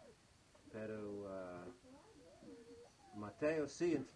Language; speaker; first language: Spanish; non-native, fluent; English